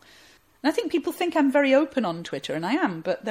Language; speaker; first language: English; native; English